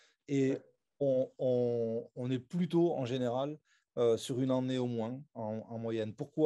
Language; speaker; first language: French; native; French